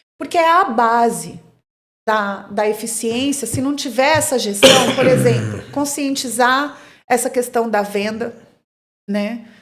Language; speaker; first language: Portuguese; native; Portuguese